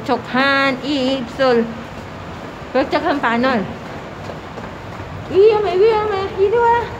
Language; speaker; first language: Korean; non-native, learner; Filipino